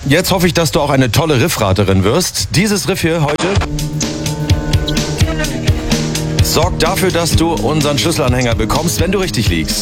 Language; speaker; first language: German; native; German